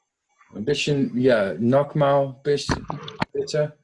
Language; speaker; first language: German; non-native, fluent; English